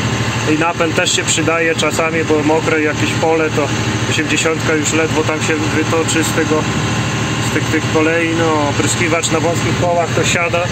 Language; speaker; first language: Polish; native; Polish